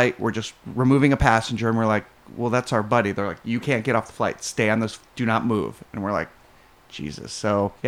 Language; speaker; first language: English; native; English